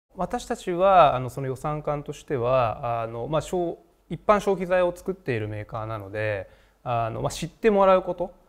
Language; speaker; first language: Japanese; native; Japanese